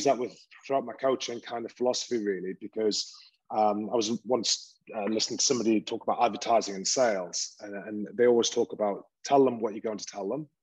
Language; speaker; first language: English; native; English